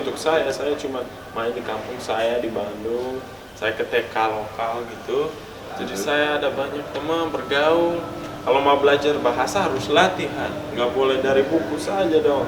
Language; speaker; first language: Indonesian; non-native, local second language; English